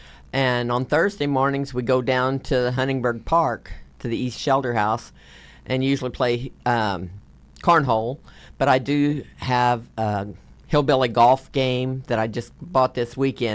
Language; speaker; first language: English; native; English